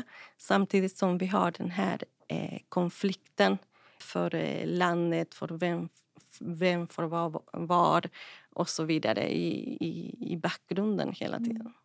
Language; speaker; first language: Swedish; non-native, fluent; Spanish